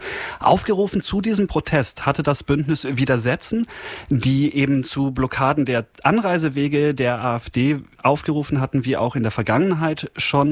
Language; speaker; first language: German; native; German